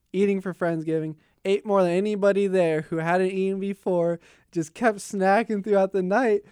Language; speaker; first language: English; native; English